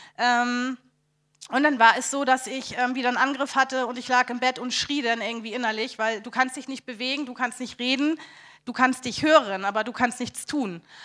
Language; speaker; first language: German; native; German